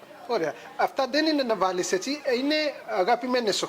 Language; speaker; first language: Greek; non-native, learner; Punjabi